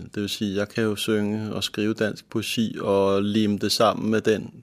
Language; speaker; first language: Danish; native; Danish